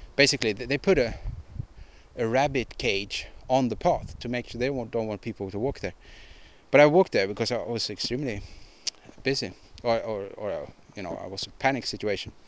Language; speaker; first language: English; non-native, fluent; Swedish